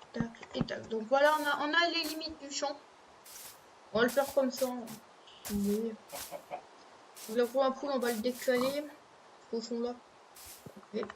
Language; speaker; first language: French; native; French